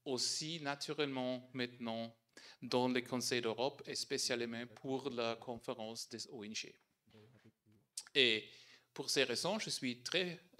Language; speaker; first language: French; non-native, fluent; German